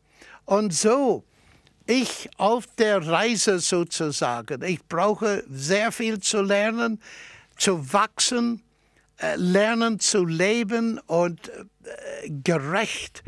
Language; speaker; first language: German; non-native, fluent; English